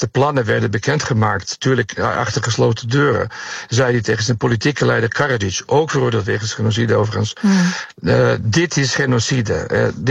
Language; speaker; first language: Dutch; non-native, fluent; Bosnian